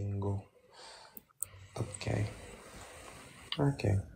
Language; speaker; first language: English; non-native, learner; French